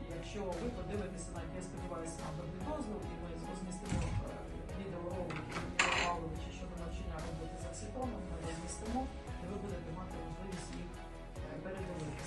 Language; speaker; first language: Ukrainian; native; Ukrainian